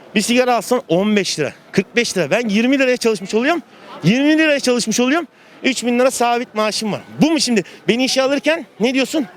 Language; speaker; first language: Turkish; native; Turkish